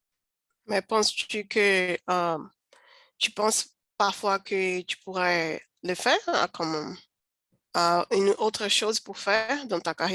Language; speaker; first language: French; non-native, learner; Portuguese